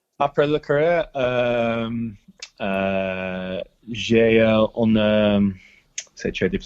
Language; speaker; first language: French; non-native, learner; English